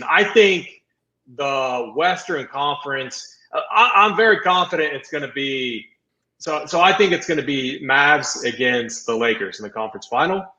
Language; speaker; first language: English; native; English